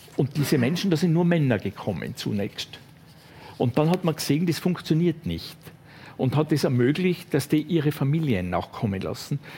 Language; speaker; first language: German; native; German